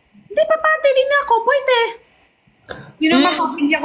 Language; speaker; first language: Filipino; non-native, local second language; Cebuano